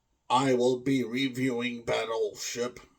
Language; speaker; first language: English; native; English